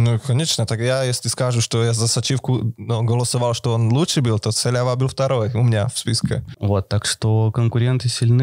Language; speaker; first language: Russian; non-native, fluent; Slovak